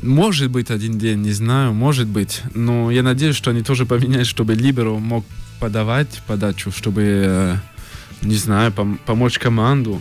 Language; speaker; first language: Russian; early bilingual, heritage; French